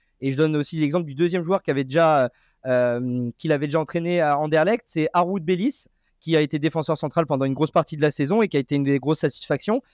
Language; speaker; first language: French; native; French